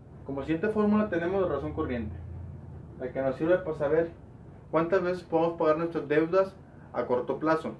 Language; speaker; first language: Spanish; native; Spanish